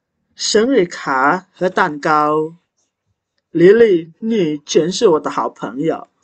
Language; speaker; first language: Chinese; non-native, fluent; Indonesian